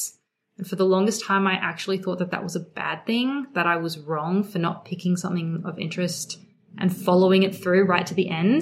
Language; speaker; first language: English; native; English